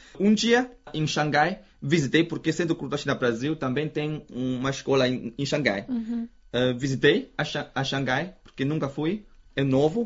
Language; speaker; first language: Portuguese; non-native, fluent; Chinese